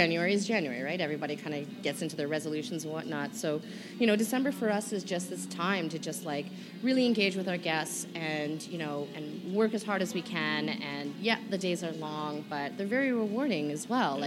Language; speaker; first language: English; native; English